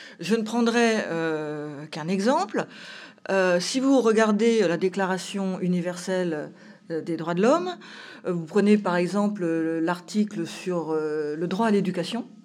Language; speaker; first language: French; native; French